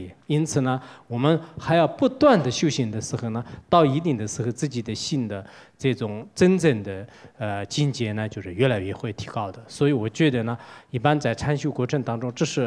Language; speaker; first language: Chinese; non-native, local second language; Tibetan